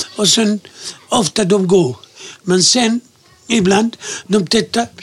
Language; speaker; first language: Swedish; non-native, fluent; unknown